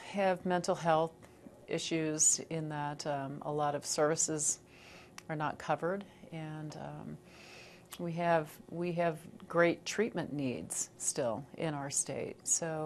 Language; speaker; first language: English; native; English